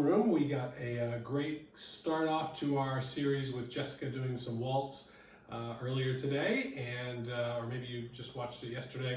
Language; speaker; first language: English; native; English